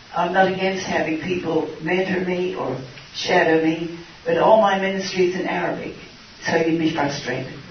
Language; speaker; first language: English; native; English